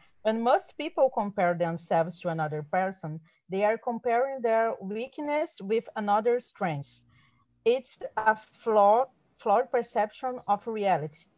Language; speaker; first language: English; non-native, learner; Portuguese